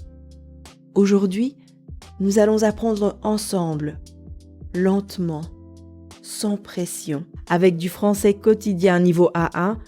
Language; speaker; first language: French; native; French